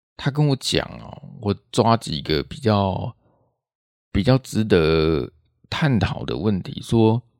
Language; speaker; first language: Chinese; native; Chinese